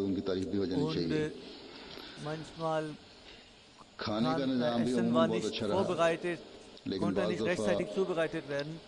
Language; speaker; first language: German; non-native, fluent; Urdu